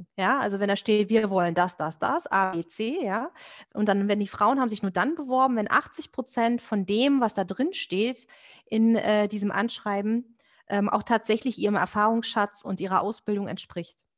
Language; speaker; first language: German; native; German